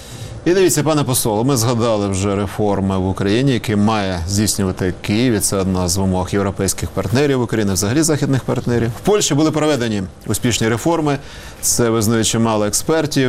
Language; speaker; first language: Ukrainian; native; Ukrainian